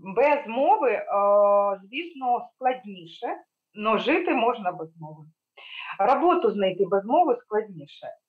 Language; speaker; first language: Ukrainian; non-native, local second language; Russian